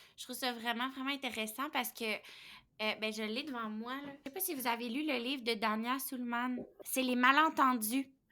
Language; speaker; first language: French; native; French